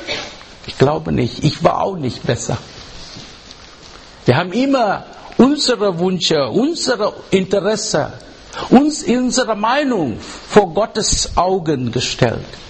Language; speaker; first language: German; non-native, learner; English